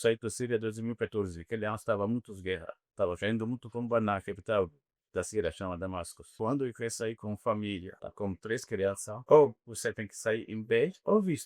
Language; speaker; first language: Portuguese; non-native, learner; Arabic